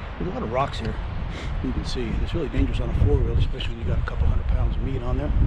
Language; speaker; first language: English; native; English